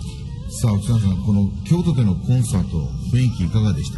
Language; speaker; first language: Japanese; native; Japanese